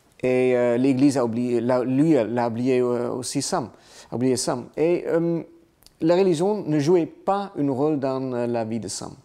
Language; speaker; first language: French; non-native, learner; Dutch